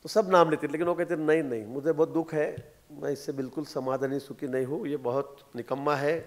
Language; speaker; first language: Hindi; non-native, local second language; Marathi